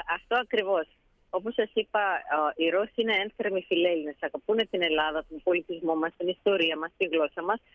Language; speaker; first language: Greek; native; Greek